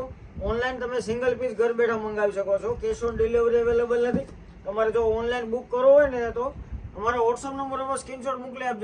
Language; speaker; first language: Gujarati; native; Gujarati